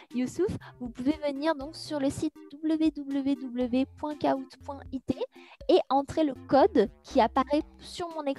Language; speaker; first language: French; native; French